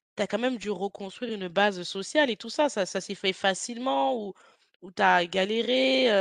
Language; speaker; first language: French; native; French